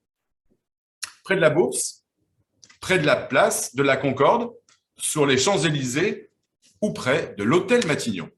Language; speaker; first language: French; native; French